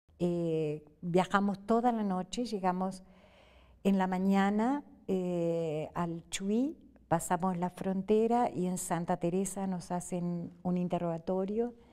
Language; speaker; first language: Spanish; native; Spanish